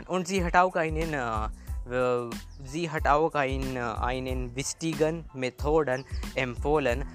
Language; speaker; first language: German; non-native, learner; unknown